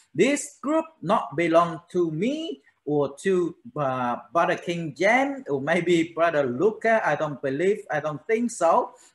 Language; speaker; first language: English; non-native, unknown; Vietnamese